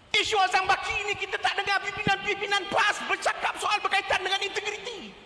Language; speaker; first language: Malay; native; Malay